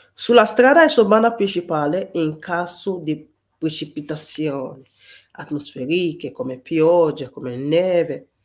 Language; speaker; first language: Italian; non-native, fluent; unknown